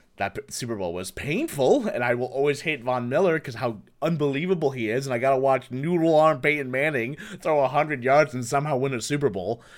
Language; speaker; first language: English; native; English